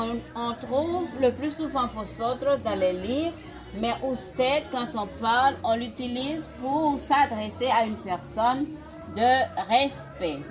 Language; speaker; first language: French; non-native, fluent; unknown